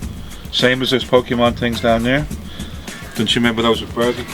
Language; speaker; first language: English; non-native, fluent; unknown